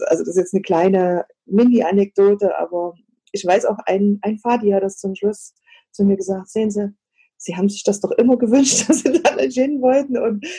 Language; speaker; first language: German; native; German